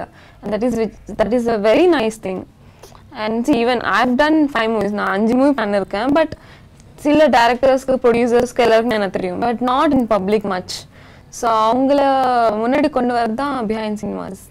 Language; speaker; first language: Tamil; non-native, local second language; Telugu